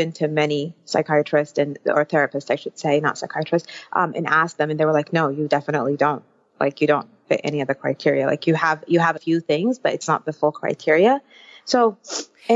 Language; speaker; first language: English; early bilingual, other home language; Arabic